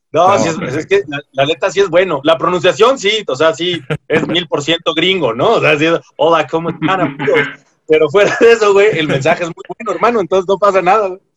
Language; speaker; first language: Spanish; native; Spanish